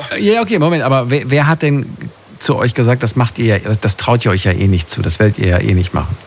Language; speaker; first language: German; native; German